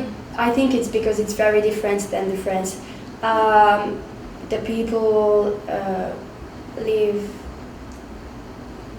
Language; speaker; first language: English; non-native, learner; French